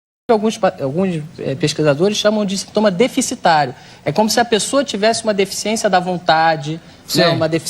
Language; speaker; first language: Portuguese; native; Portuguese